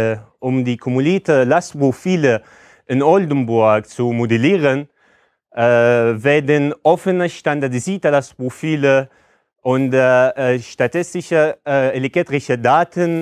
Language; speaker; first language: German; non-native, fluent; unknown